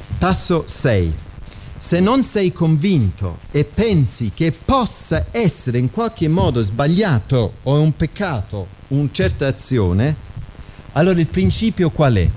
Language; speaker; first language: Italian; non-native, fluent; English